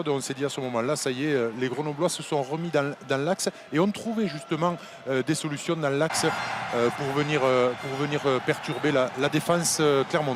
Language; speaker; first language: French; native; French